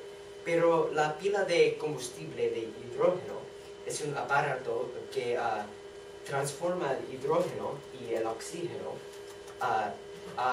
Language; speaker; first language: Spanish; non-native, learner; English